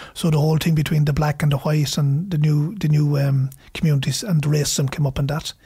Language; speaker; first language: English; native; English